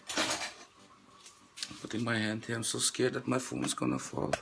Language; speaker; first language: English; non-native, fluent; Dutch